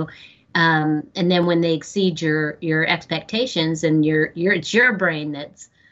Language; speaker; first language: English; native; English